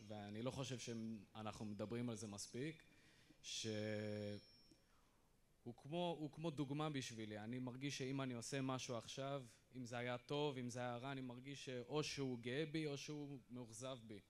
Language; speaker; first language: Hebrew; non-native, fluent; English